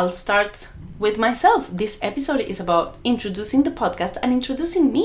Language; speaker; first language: English; non-native, fluent; Spanish